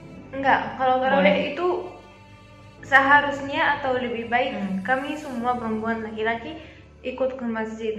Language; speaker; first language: Indonesian; non-native, fluent; Arabic